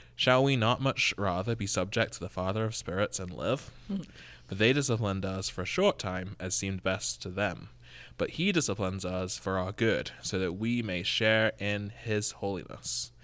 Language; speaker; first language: English; native; English